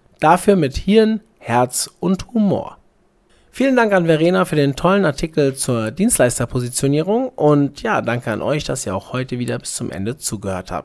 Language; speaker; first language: German; native; German